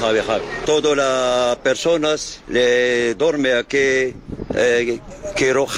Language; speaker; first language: Spanish; non-native, learner; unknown